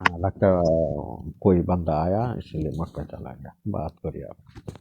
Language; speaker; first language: Hindi; non-native, local second language; Bangla